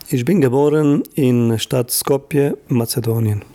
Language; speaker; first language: German; non-native, fluent; Albanian